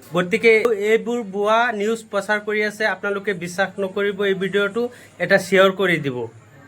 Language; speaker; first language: Assamese; non-native, local second language; Bangla